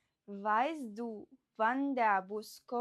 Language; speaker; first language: German; non-native, fluent; Arabic